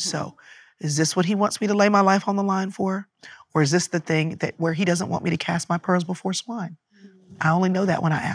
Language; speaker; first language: English; native; English